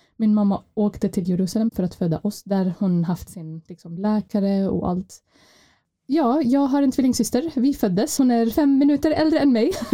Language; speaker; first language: Swedish; non-native, fluent; Arabic